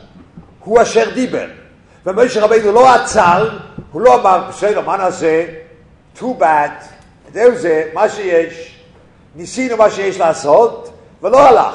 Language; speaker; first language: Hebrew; non-native, fluent; English